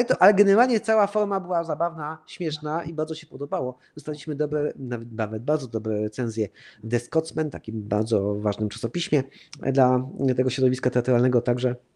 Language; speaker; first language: Polish; early bilingual, heritage; Polish